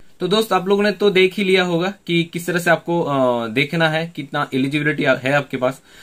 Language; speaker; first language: Hindi; non-native, local second language; Bangla